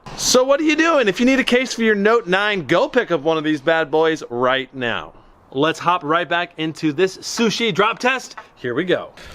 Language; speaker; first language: English; native; English